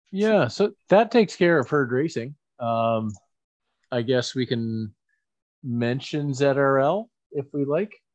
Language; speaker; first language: English; native; English